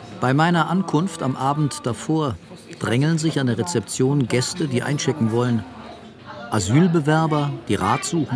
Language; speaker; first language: German; native; German